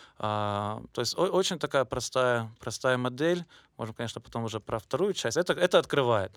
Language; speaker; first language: Russian; native; Russian